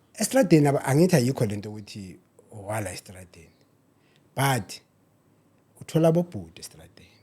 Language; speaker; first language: Zulu; native; Zulu